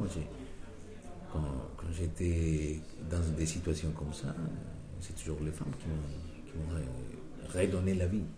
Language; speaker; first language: French; non-native, fluent; Spanish